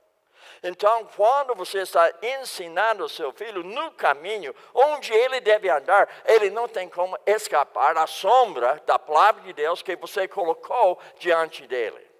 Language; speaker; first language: Portuguese; non-native, fluent; English